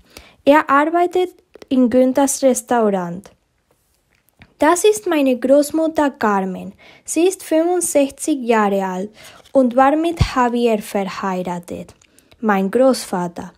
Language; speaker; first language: German; early bilingual, heritage; German